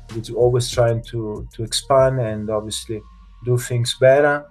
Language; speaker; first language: English; non-native, fluent; Italian